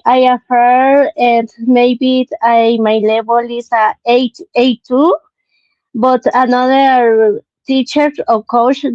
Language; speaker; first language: English; non-native, learner; Spanish